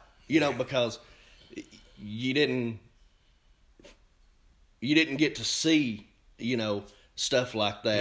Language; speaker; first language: English; native; English